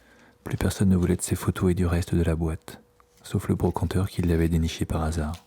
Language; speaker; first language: French; native; French